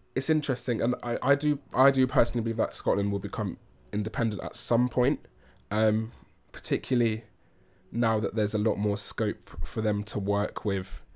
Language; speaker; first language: English; native; English